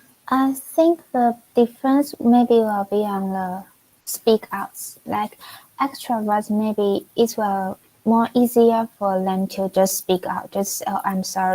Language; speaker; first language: English; non-native, fluent; Chinese